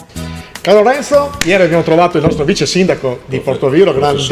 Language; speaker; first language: Italian; native; Italian